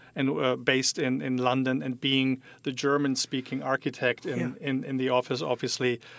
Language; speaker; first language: English; non-native, fluent; German